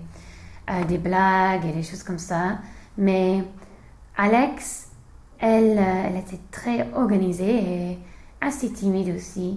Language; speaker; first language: French; non-native, learner; English